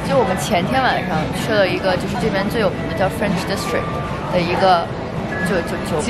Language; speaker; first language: Chinese; native; Chinese